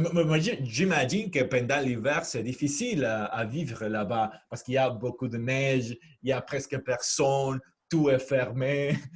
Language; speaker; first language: French; non-native, fluent; Spanish